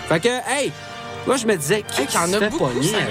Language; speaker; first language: French; native; French